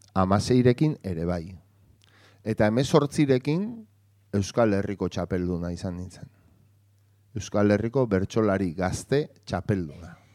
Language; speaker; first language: Basque; non-native, local second language; Spanish